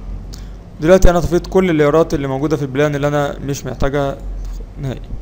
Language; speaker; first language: Arabic; native; Arabic